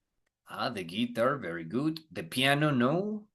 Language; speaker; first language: English; non-native, fluent; Spanish